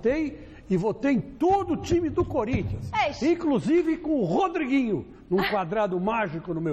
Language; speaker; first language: Portuguese; native; Portuguese